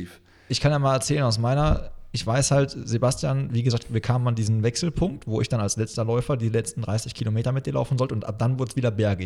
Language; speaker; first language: German; native; German